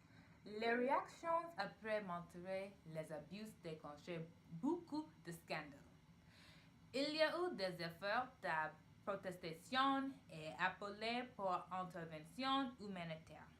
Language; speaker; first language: French; non-native, learner; English